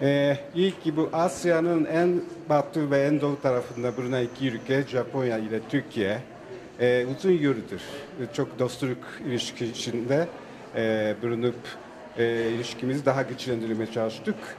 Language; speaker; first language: Turkish; non-native, fluent; Japanese